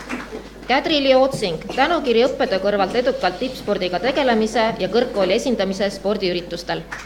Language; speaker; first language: Estonian; native; Estonian